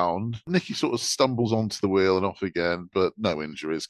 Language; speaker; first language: English; native; English